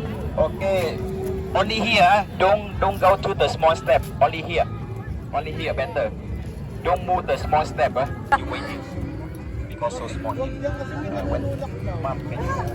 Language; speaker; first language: English; non-native, learner; Vietnamese